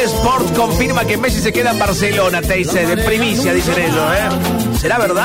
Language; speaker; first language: Spanish; native; Spanish